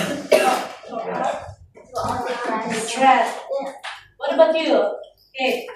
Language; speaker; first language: English; non-native, fluent; Indonesian